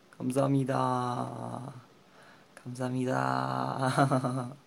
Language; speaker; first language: Korean; non-native, fluent; Chinese